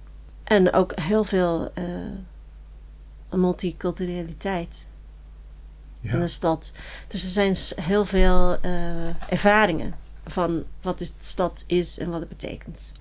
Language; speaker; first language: Dutch; non-native, fluent; English